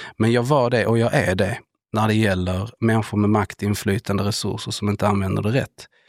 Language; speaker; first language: Swedish; early bilingual, other home language; Spanish